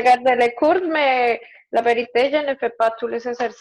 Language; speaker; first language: French; non-native, learner; Spanish